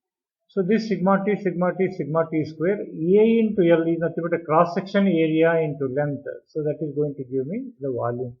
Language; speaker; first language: English; non-native, local second language; Kannada